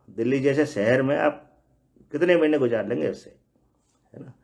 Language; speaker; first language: Hindi; native; Hindi